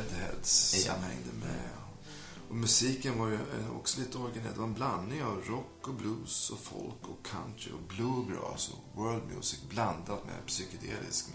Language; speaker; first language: Swedish; native; Swedish